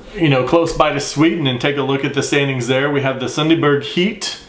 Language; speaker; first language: English; native; English